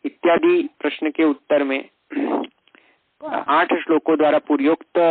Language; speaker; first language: Hindi; non-native, local second language; Gujarati